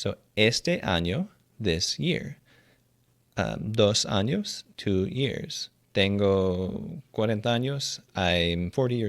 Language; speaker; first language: Spanish; non-native, fluent; English